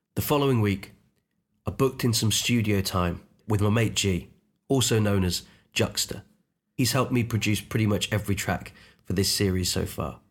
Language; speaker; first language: English; native; English